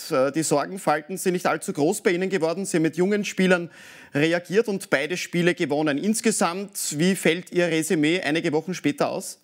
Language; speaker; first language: German; native; German